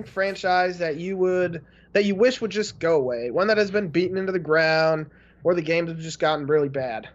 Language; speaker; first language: English; native; English